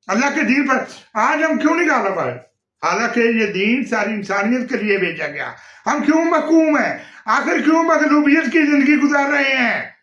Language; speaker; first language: Urdu; non-native, local second language; Punjabi